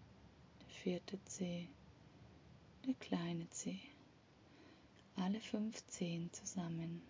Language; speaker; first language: German; native; German